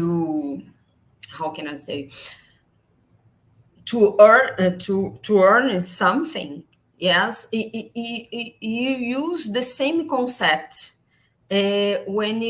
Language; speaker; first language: English; non-native, learner; Portuguese